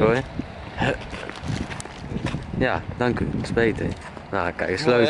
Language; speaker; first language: Dutch; native; Dutch